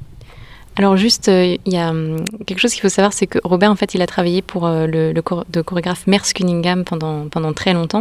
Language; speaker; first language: French; native; French